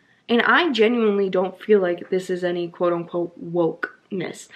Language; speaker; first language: English; native; English